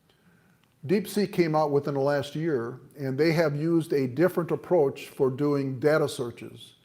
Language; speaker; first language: English; native; English